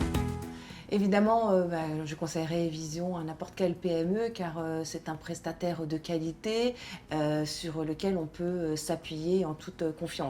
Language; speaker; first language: French; native; French